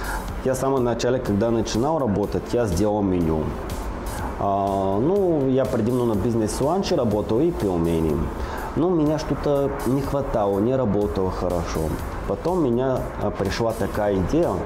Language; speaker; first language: Russian; non-native, learner; Bulgarian